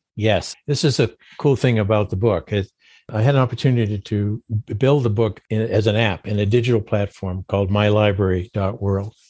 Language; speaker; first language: English; native; English